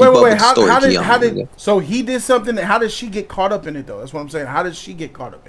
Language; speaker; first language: English; native; English